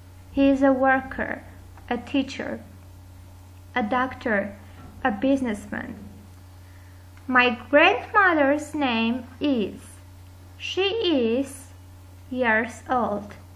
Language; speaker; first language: English; non-native, fluent; Armenian